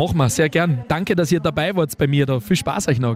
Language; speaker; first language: German; native; German